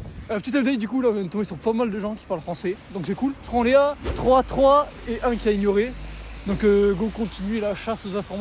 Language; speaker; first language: French; native; French